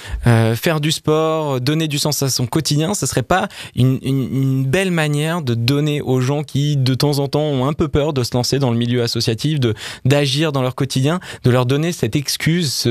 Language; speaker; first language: French; native; French